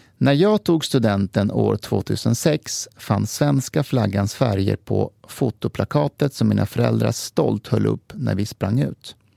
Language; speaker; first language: Swedish; early bilingual, other home language; Persian